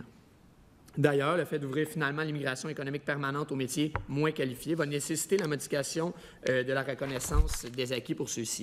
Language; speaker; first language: French; native; French